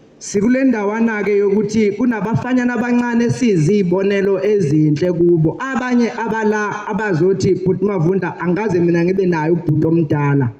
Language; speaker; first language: Zulu; native; Zulu